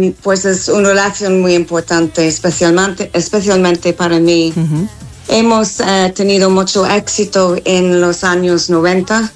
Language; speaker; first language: Spanish; non-native, learner; English